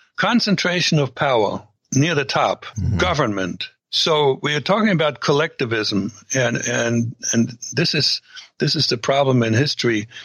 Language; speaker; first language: English; non-native, fluent; German